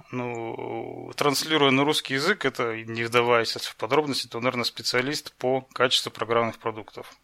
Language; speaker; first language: Russian; native; Russian